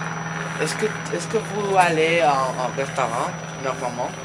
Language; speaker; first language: French; non-native, learner; Spanish